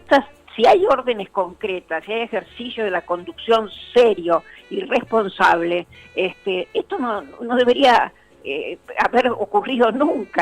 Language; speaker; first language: Spanish; native; Spanish